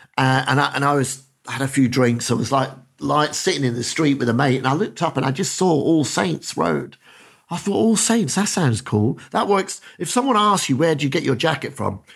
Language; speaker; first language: English; native; English